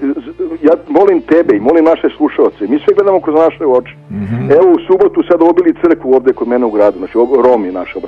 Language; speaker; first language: Serbian; native; Serbian